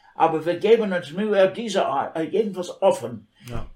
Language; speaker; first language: German; non-native, fluent; English